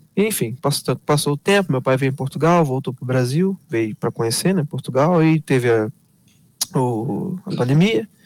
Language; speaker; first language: Portuguese; native; Portuguese